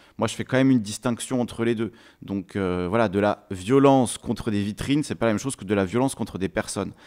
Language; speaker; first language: French; native; French